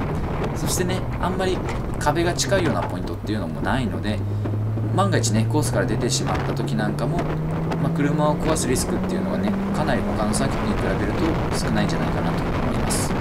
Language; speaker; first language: Japanese; native; Japanese